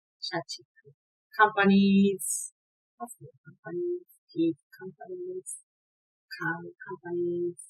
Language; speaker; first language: English; non-native, learner; Japanese